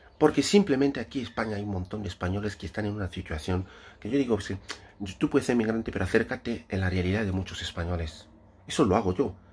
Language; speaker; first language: Spanish; non-native, fluent; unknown